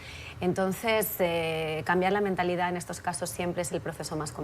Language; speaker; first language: Spanish; native; Spanish